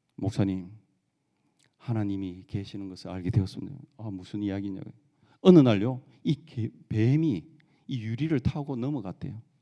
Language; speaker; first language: Korean; native; Korean